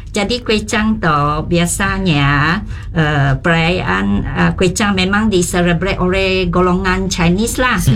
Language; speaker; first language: Malay; non-native, local second language; Chinese